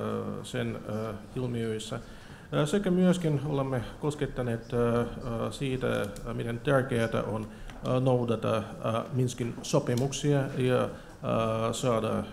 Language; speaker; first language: Finnish; non-native, fluent; Russian